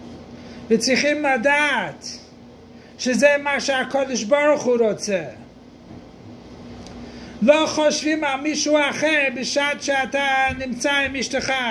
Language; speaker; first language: Hebrew; non-native, fluent; English